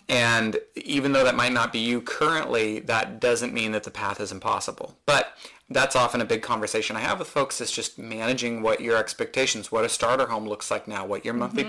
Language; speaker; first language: English; native; English